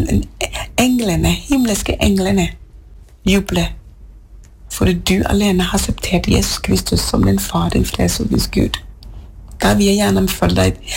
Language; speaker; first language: Norwegian; non-native, fluent; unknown